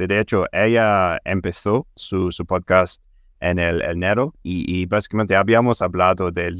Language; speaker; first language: Spanish; non-native, fluent; English